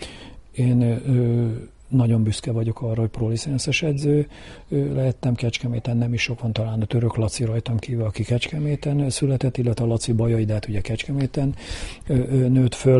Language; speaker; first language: Hungarian; native; Hungarian